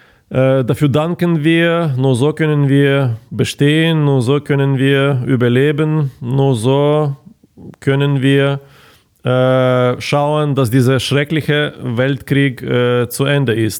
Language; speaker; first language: German; non-native, fluent; Ukrainian